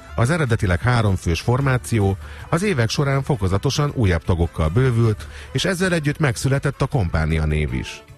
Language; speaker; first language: Hungarian; native; Hungarian